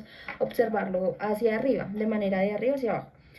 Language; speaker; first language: Spanish; native; Spanish